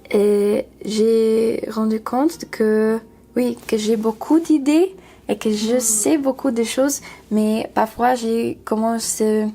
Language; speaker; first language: French; non-native, learner; English